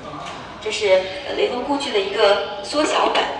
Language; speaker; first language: Chinese; native; Chinese